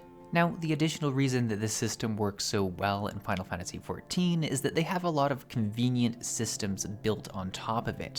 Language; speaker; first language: English; native; English